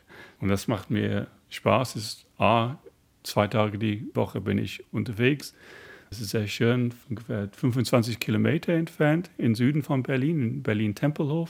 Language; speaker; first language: German; non-native, fluent; English